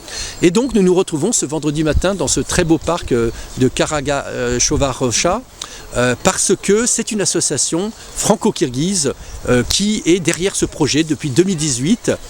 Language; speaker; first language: French; native; French